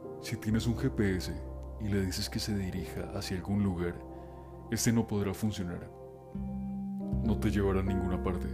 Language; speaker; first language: Spanish; native; Spanish